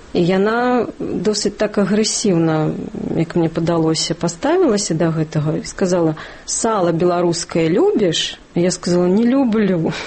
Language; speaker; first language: Belarusian; non-native, local second language; Russian